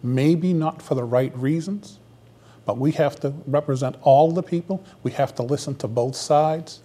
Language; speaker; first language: English; native; English